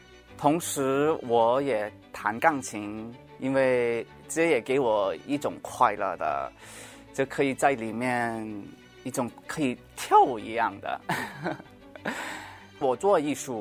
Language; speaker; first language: Chinese; early bilingual, heritage; Cantonese